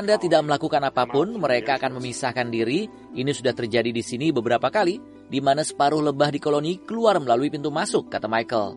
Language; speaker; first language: Indonesian; native; Indonesian